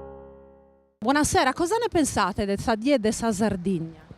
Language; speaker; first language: Italian; native; Italian